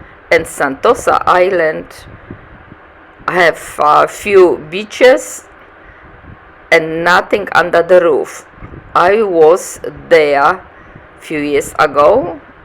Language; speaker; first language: English; non-native, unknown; Polish